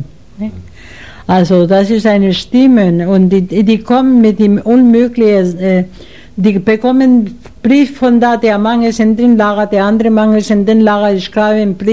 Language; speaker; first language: German; non-native, learner; Spanish